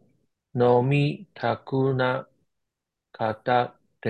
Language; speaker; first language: Japanese; non-native, learner; Chinese